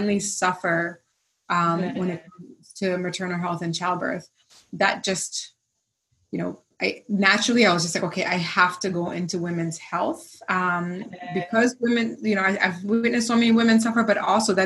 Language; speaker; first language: English; non-native, local second language; Swahili